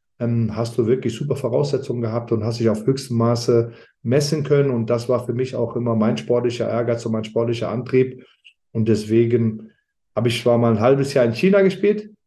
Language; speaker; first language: German; early bilingual, other home language; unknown